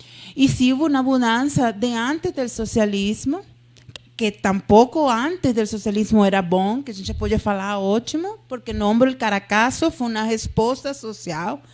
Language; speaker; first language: Portuguese; non-native, fluent; Spanish